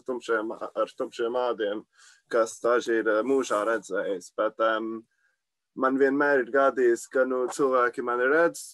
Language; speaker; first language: Latvian; early bilingual, heritage; Latvian